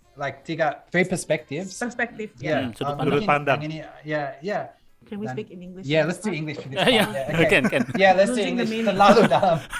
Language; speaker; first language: Indonesian; non-native, fluent; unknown